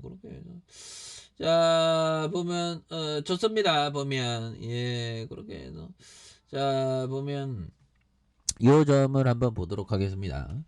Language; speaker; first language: Korean; native; Korean